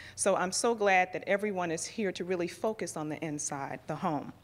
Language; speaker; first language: English; native; English